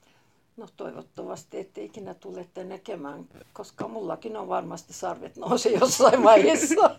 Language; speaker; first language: Finnish; non-native, fluent; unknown